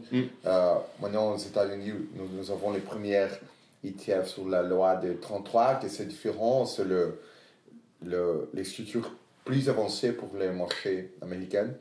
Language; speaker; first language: French; non-native, fluent; Portuguese